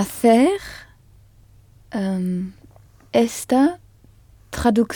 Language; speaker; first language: Spanish; non-native, learner; French